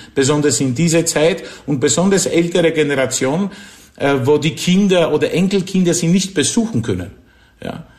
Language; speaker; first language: German; non-native, fluent; Polish